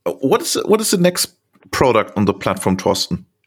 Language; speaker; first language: English; non-native, fluent; German